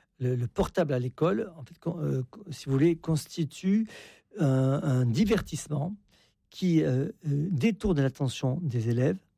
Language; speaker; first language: French; native; French